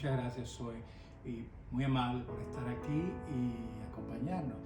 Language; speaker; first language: Spanish; early bilingual, other home language; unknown